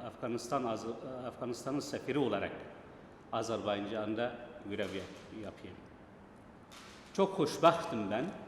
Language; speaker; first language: Turkish; non-native, learner; Persian